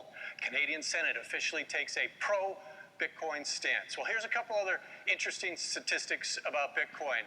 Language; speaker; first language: English; native; English